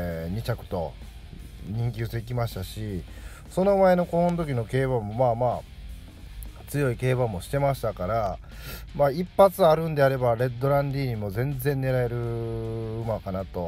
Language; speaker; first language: Japanese; native; Japanese